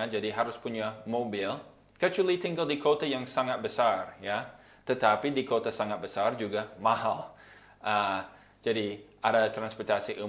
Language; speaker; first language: Indonesian; non-native, fluent; English